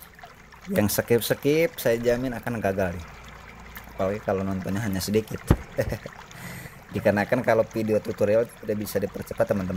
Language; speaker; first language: Indonesian; native; Indonesian